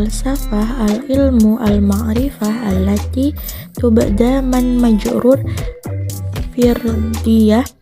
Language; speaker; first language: Arabic; non-native, learner; Indonesian